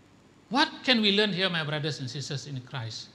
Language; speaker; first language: English; non-native, local second language; Malay